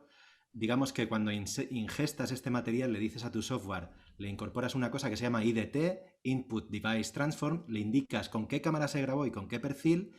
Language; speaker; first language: Spanish; native; Spanish